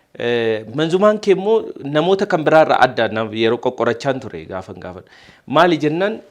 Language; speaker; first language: Oromo; native; Oromo